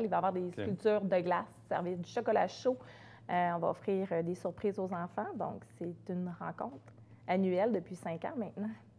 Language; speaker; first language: French; native; French